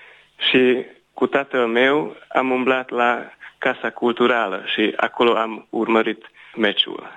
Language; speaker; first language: Romanian; non-native, local second language; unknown